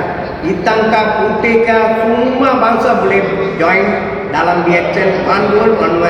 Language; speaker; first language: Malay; non-native, local second language; Tamil